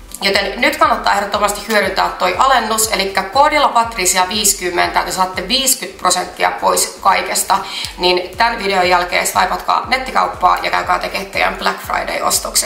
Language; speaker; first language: Finnish; native; Finnish